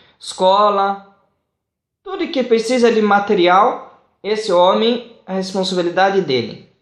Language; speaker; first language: Portuguese; non-native, fluent; Arabic